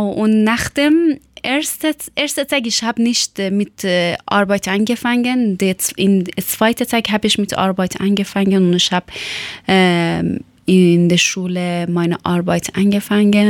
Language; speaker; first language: German; non-native, learner; Persian